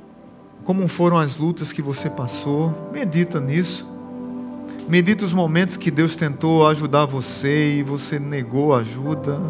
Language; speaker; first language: Portuguese; native; Portuguese